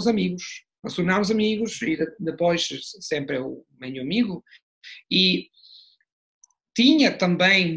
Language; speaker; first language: Portuguese; non-native, fluent; Italian